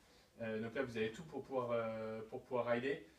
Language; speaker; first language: French; native; French